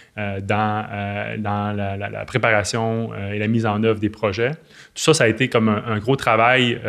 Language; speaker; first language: French; native; French